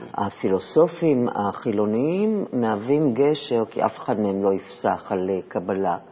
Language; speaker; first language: Hebrew; native; Hebrew